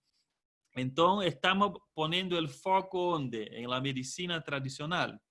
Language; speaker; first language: Spanish; non-native, fluent; Portuguese